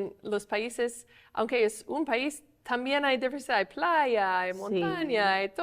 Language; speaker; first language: Spanish; non-native, fluent; English